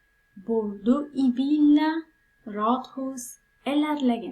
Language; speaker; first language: Swedish; non-native, fluent; Persian